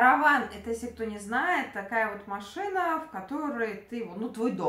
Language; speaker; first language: Russian; native; Russian